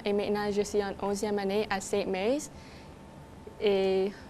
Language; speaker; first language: French; non-native, local second language; English